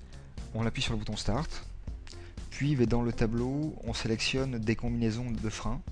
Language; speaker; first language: French; native; French